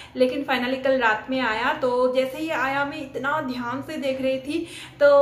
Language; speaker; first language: Hindi; non-native, local second language; Bangla